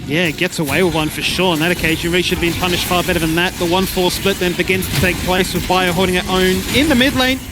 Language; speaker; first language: English; native; English